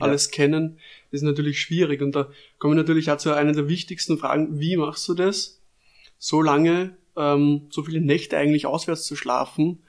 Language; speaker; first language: German; native; German